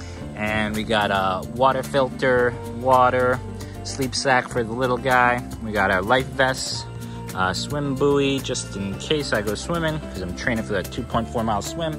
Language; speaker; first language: English; native; English